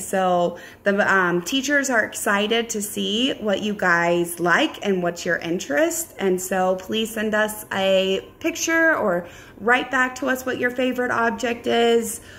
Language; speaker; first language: English; native; English